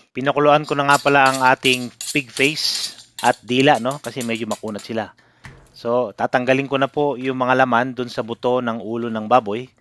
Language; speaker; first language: Filipino; non-native, local second language; Iloko